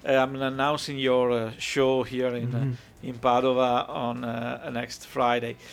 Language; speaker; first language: English; non-native, fluent; Italian